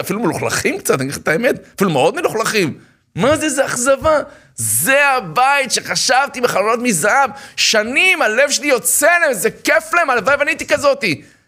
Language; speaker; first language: Hebrew; native; Hebrew